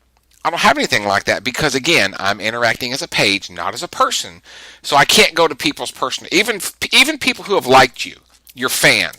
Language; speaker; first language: English; native; English